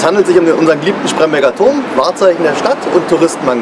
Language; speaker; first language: German; native; German